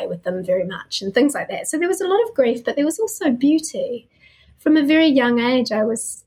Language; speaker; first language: English; native; English